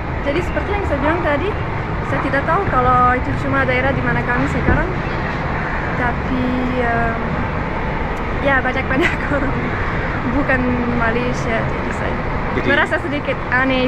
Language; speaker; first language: Indonesian; non-native, fluent; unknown